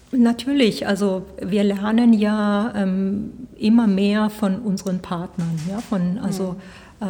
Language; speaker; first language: German; early bilingual, heritage; Spanish